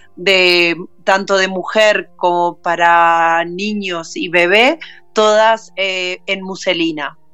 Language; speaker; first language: Spanish; native; Spanish